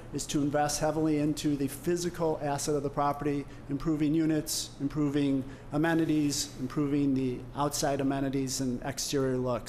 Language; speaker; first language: English; native; English